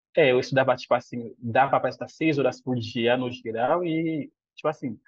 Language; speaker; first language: Portuguese; non-native, fluent; Haitian Creole